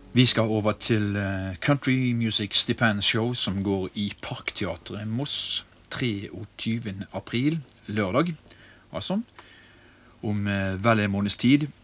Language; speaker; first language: Norwegian; native; Norwegian